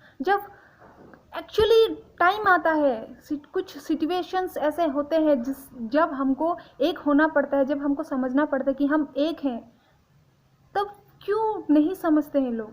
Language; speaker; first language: Hindi; non-native, local second language; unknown